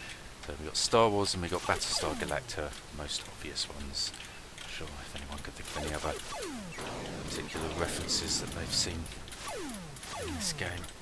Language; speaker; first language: English; native; English